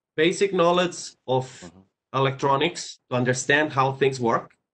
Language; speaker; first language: English; non-native, fluent; Greek